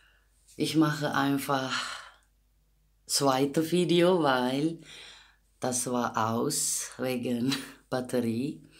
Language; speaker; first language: German; non-native, learner; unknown